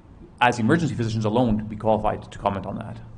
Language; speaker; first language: English; native; English